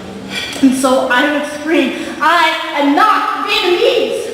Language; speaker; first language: English; early bilingual, heritage; Vietnamese